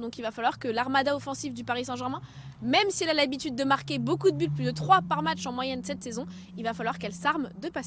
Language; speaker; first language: French; native; French